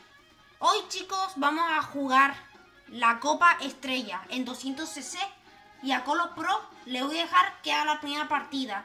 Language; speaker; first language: Spanish; native; Spanish